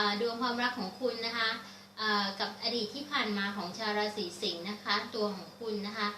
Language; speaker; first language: Thai; native; Thai